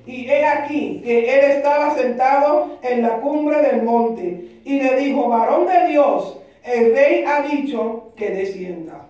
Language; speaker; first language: Spanish; early bilingual, heritage; Spanish